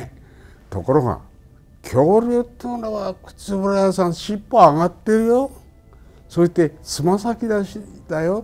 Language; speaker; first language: Japanese; native; Japanese